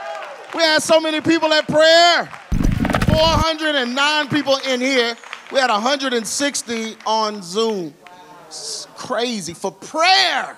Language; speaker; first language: English; native; English